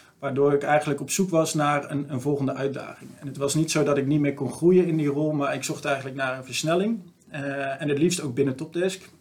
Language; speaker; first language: Dutch; native; Dutch